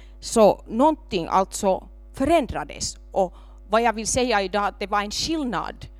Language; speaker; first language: Swedish; non-native, local second language; Finnish